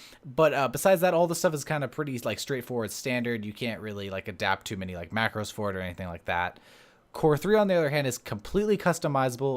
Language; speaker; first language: English; native; English